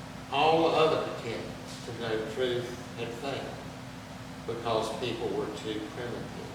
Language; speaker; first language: English; native; English